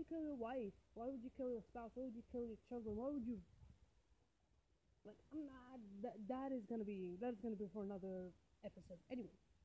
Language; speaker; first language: English; non-native, fluent; Arabic